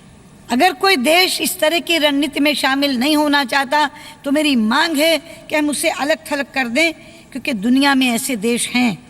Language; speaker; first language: Hindi; native; Hindi